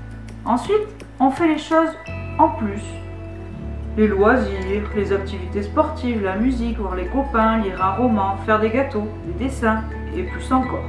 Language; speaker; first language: French; native; French